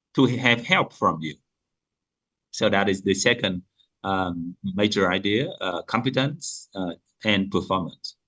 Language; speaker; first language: English; non-native, fluent; Vietnamese